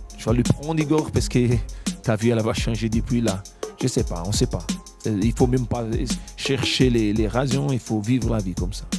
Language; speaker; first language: French; non-native, fluent; Portuguese